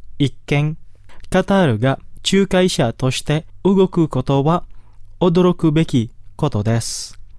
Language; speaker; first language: Japanese; non-native, fluent; Indonesian